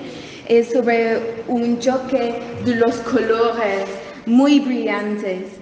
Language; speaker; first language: Spanish; non-native, learner; English